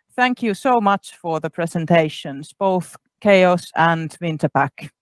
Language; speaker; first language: English; non-native, fluent; Finnish